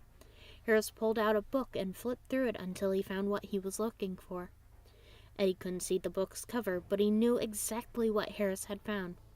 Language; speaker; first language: English; native; English